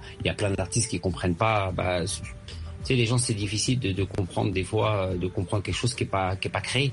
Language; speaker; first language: French; early bilingual, other home language; Arabic